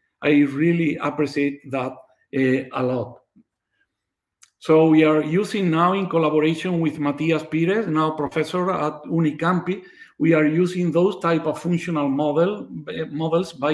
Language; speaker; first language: English; non-native, fluent; Spanish